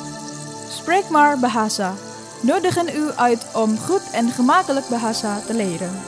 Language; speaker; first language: Dutch; non-native, fluent; Indonesian